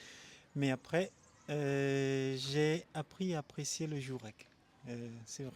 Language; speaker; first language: French; non-native, local second language; Malagasy